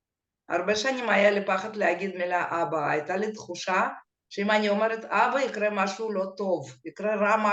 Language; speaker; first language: Hebrew; non-native, fluent; Russian